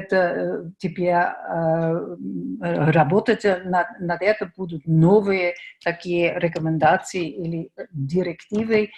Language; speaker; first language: Russian; non-native, fluent; German